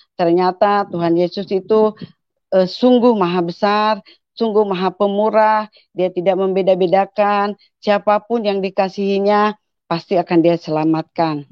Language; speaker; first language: Indonesian; native; Indonesian